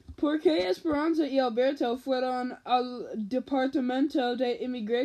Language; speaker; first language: Spanish; non-native, learner; English